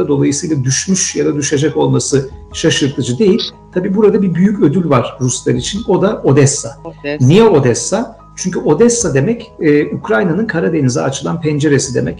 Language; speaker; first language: Turkish; native; Turkish